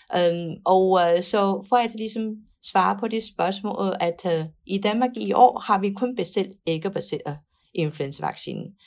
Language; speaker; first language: Danish; non-native, fluent; Chinese